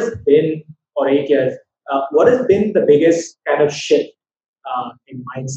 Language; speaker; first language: English; non-native, local second language; Tamil